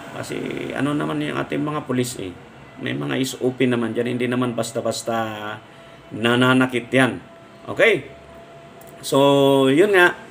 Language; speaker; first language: Filipino; non-native, local second language; Iloko